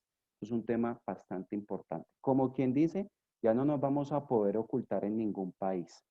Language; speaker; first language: Spanish; native; Spanish